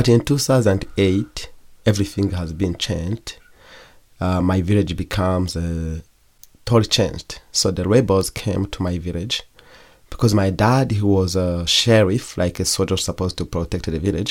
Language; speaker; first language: English; non-native, learner; Kinyarwanda